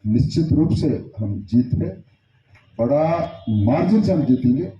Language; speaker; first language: Hindi; non-native, local second language; Kannada